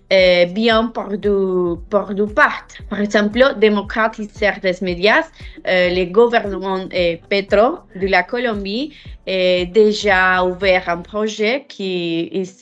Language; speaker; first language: French; non-native, learner; Spanish